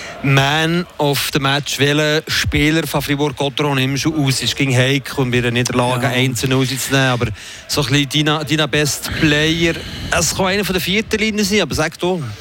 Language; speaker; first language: German; native; German